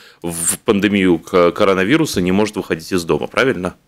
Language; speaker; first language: Russian; native; Russian